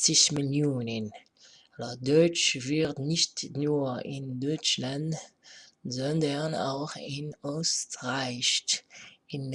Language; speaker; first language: German; non-native, fluent; Arabic